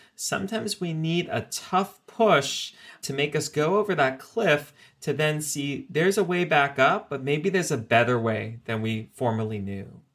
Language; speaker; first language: English; native; English